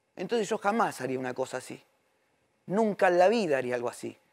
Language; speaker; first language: Spanish; native; Spanish